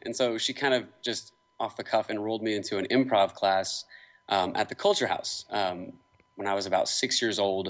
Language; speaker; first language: English; native; English